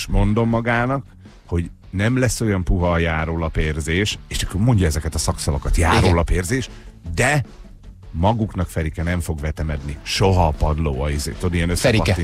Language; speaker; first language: Hungarian; native; Hungarian